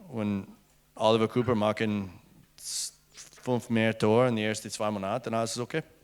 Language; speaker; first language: German; non-native, learner; English